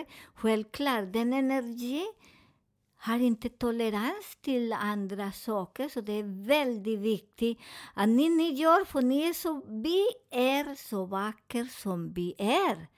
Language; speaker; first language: Swedish; non-native, learner; Spanish